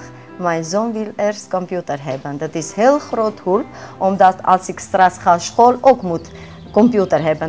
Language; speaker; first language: Dutch; non-native, learner; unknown